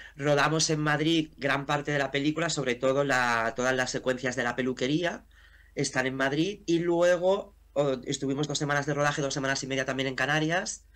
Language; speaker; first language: Spanish; native; Spanish